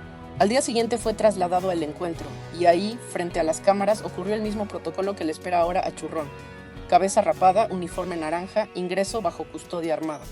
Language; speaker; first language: Spanish; native; Spanish